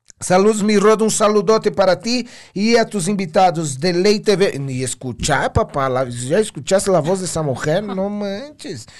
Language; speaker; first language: Spanish; non-native, fluent; Portuguese